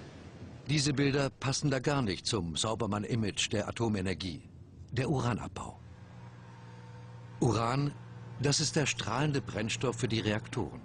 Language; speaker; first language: German; native; German